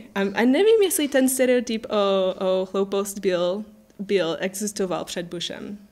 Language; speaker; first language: Czech; non-native, learner; English